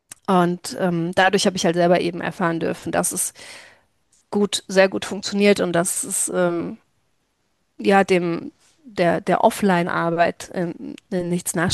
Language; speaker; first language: German; native; German